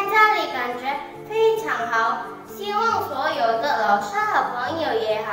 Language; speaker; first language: Chinese; non-native, learner; Indonesian